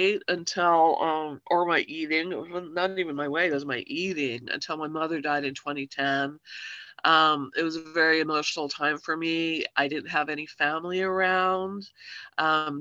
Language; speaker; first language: English; native; English